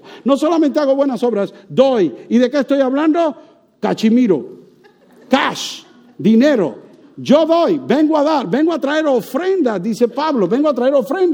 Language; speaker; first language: Spanish; native; Spanish